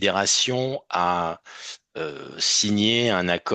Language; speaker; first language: French; native; French